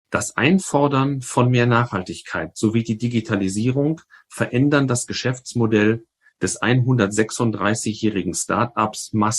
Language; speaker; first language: German; native; German